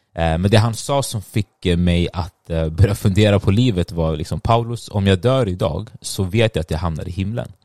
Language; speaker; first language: Swedish; early bilingual, other home language; Tigrinya